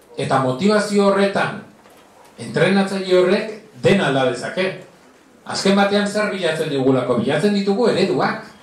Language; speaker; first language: Basque; non-native, local second language; Spanish